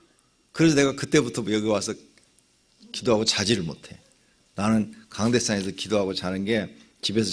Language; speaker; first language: Korean; native; Korean